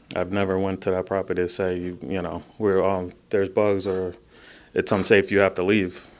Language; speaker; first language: English; early bilingual, other home language; Spanish